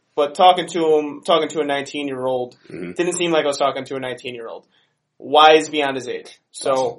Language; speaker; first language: English; native; English